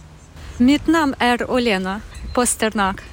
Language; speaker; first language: Swedish; non-native, learner; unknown